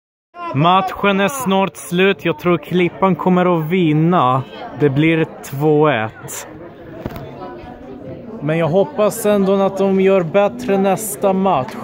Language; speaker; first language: Swedish; early bilingual, other home language; Polish